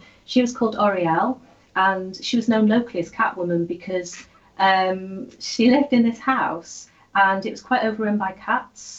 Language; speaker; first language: English; native; English